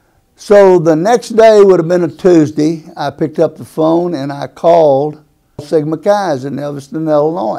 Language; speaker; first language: English; native; English